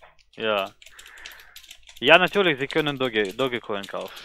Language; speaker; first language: German; non-native, learner; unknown